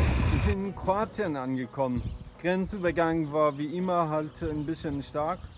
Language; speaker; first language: German; non-native, fluent; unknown